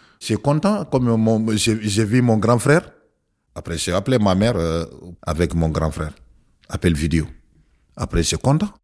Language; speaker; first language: French; non-native, learner; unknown